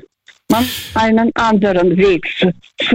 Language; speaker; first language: German; non-native, fluent; Russian